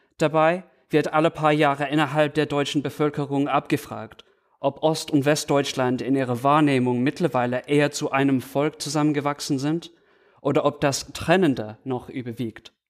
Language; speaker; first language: German; non-native, fluent; English